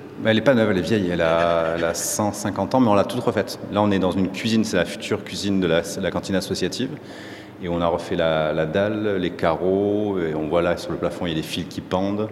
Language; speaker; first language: French; native; French